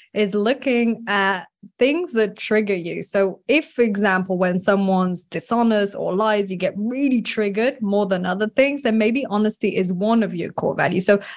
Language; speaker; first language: English; non-native, fluent; French